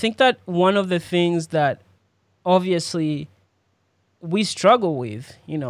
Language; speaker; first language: English; non-native, local second language; Ganda